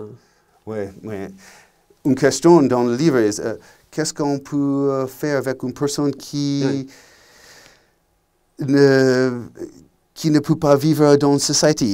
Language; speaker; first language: French; non-native, learner; English